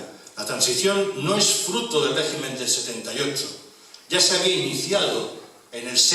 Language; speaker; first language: Spanish; native; Spanish